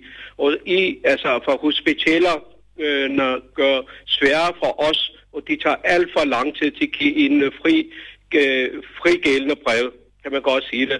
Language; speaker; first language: Danish; non-native, learner; Urdu